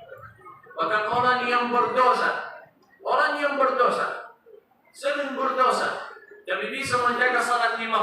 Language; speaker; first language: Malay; non-native, fluent; Arabic